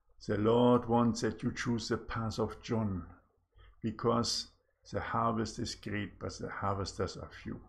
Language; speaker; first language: English; non-native, fluent; German